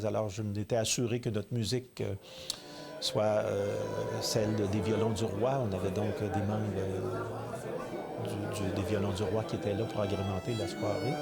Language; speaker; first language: French; native; French